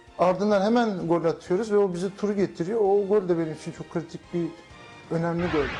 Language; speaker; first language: Turkish; early bilingual, heritage; Turkish